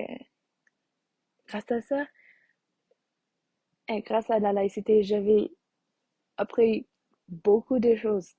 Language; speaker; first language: French; non-native, learner; English